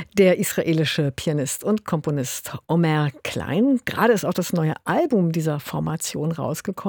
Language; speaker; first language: German; native; German